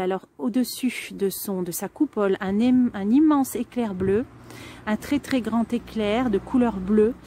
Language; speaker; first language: French; native; French